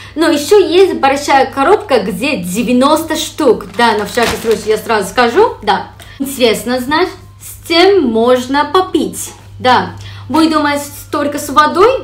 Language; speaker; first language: Russian; non-native, fluent; Japanese